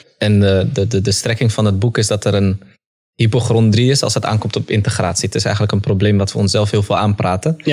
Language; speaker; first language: Dutch; early bilingual, other home language; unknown